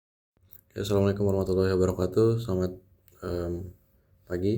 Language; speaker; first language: Indonesian; native; Indonesian